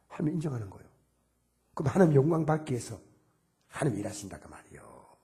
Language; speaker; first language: Korean; native; Korean